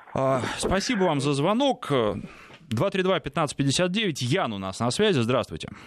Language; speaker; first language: Russian; native; Russian